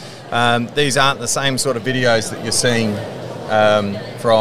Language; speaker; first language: English; native; English